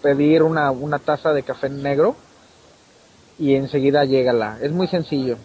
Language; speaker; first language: Spanish; native; Spanish